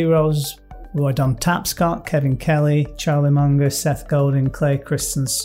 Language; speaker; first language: English; native; English